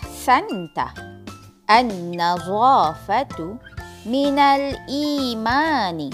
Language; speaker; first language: Arabic; non-native, fluent; Malay